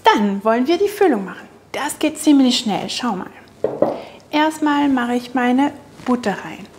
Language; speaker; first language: German; non-native, fluent; French